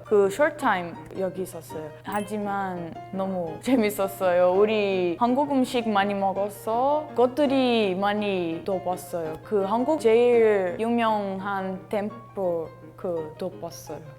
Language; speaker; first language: Korean; non-native, learner; Portuguese